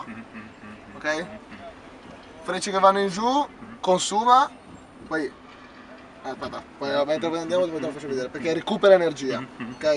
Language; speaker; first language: Italian; native; Italian